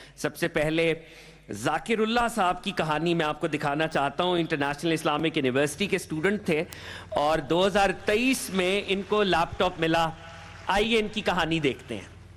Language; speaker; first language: Urdu; native; Urdu